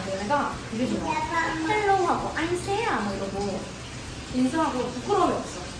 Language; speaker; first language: Korean; native; Korean